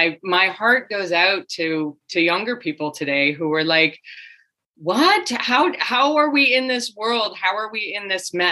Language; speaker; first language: English; native; English